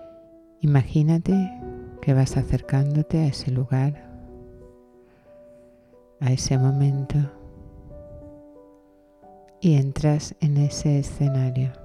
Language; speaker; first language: Spanish; native; Spanish